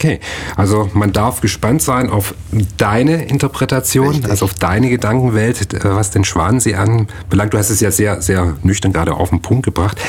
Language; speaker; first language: German; native; German